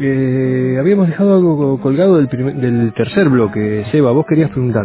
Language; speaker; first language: Spanish; native; Spanish